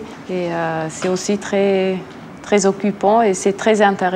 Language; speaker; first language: French; non-native, local second language; German